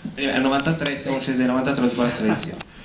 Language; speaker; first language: Italian; native; Italian